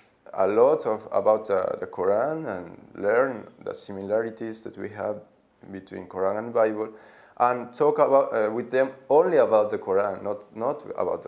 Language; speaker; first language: English; non-native, learner; Spanish